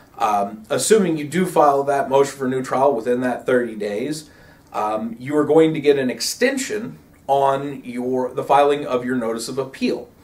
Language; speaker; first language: English; native; English